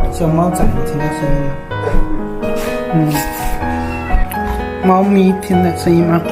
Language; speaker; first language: Chinese; native; Chinese